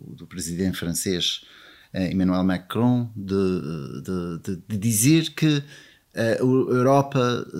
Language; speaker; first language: Portuguese; non-native, fluent; English